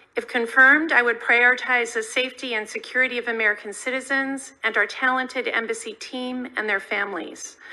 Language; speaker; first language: English; native; English